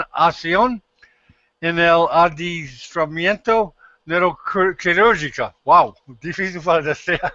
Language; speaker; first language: Spanish; non-native, learner; English